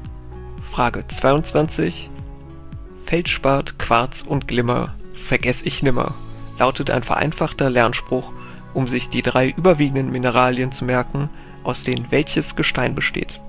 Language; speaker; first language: German; native; German